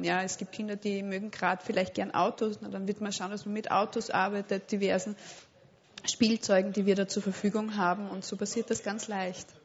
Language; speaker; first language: German; native; German